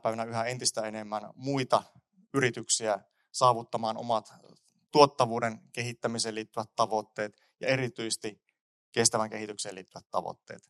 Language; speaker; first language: Finnish; native; Finnish